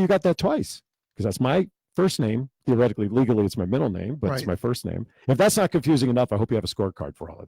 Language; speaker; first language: English; native; English